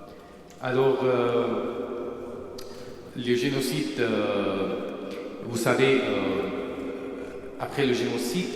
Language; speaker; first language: French; non-native, fluent; Armenian